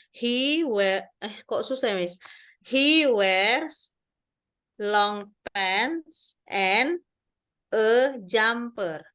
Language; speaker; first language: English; non-native, learner; Indonesian